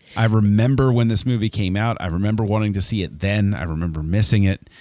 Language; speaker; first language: English; native; English